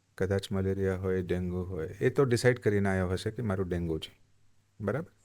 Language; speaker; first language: Gujarati; non-native, local second language; Hindi